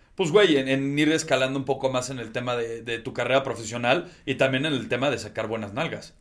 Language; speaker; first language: Spanish; native; Spanish